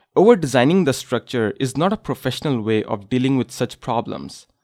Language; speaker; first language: English; non-native, local second language; Urdu